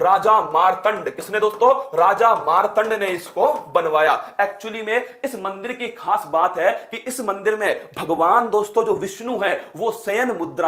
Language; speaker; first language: Hindi; native; Hindi